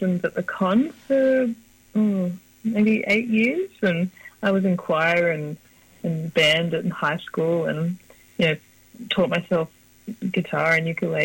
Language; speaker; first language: English; native; English